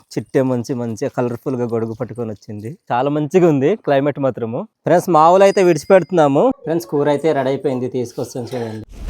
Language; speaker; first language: Telugu; non-native, local second language; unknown